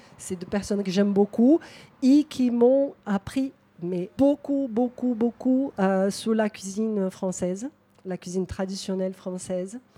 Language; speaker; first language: French; non-native, fluent; Portuguese